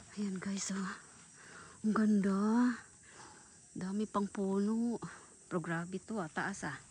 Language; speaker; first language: Filipino; non-native, local second language; Aklanon